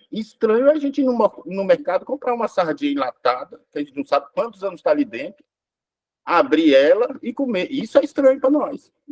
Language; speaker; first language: Portuguese; native; Portuguese